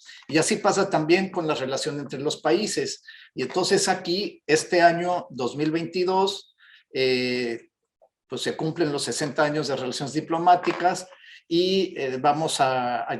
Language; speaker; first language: Spanish; native; Spanish